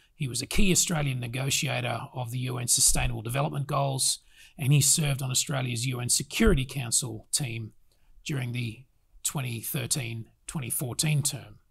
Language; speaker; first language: English; native; English